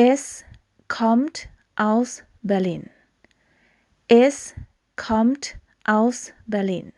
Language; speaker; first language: German; non-native, fluent; Thai